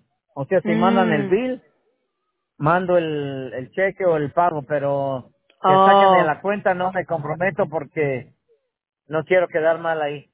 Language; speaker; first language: Spanish; native; Spanish